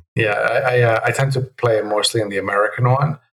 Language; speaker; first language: English; early bilingual, other home language; Spanish